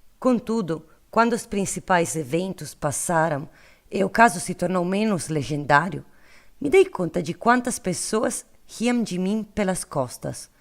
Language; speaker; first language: Portuguese; non-native, learner; Italian